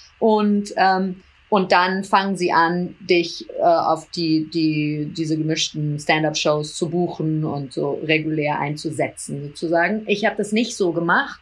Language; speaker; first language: German; early bilingual, heritage; German